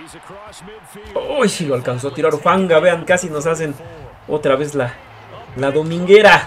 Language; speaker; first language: Spanish; native; Spanish